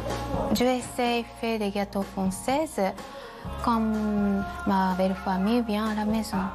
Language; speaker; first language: French; non-native, learner; Japanese